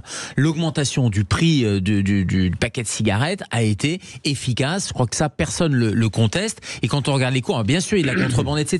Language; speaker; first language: French; native; French